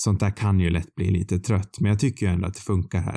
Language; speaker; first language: Swedish; native; Swedish